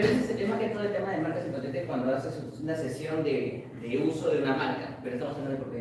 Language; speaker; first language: Spanish; native; Spanish